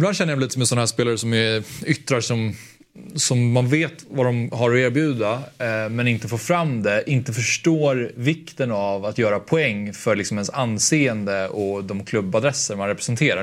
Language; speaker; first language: Swedish; native; Swedish